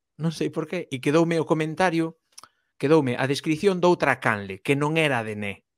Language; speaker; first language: Galician; non-native, local second language; Spanish